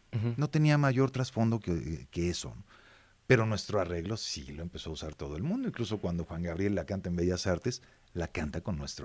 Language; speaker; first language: Spanish; native; Spanish